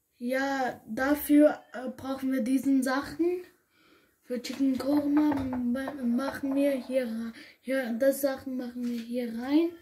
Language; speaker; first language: German; early bilingual, other home language; Urdu